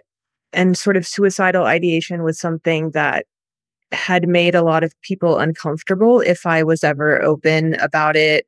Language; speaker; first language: English; native; English